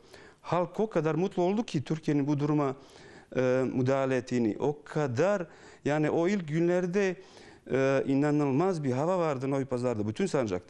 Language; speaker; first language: Turkish; non-native, fluent; Bosnian